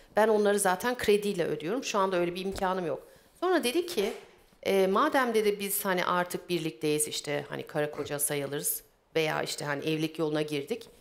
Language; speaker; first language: Turkish; early bilingual, heritage; Turkish